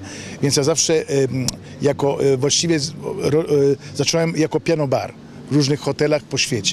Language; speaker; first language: Polish; non-native, fluent; Italian